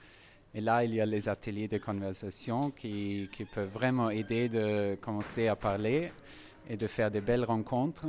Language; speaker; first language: French; non-native, fluent; German